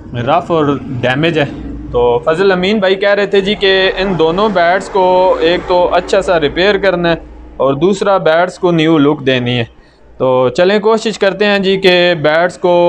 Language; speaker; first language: Urdu; non-native, local second language; Punjabi